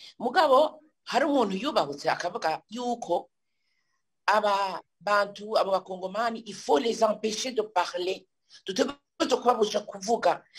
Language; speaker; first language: Rundi; early bilingual, heritage; Rundi